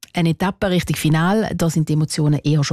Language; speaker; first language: German; native; German